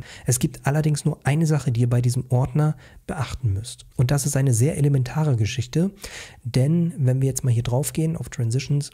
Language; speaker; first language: German; native; German